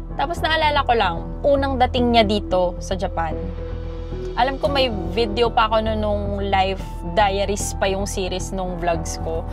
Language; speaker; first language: Filipino; native; Filipino